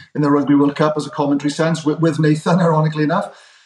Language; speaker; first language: English; native; English